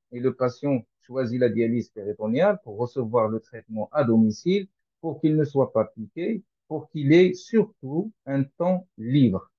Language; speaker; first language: French; non-native, local second language; Arabic